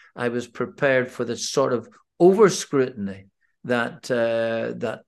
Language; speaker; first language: English; native; English